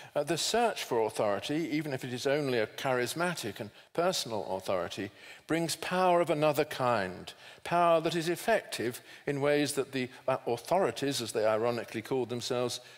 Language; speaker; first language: English; native; English